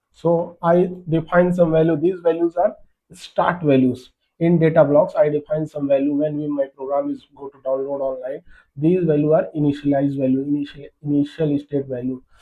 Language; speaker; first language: English; non-native, local second language; Hindi